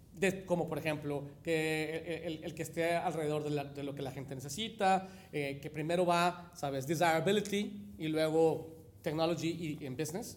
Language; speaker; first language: Spanish; native; Spanish